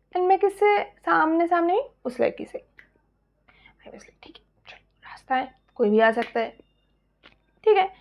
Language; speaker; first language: Hindi; non-native, local second language; Bangla